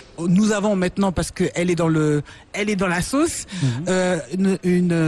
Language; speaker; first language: French; non-native, local second language; Lingala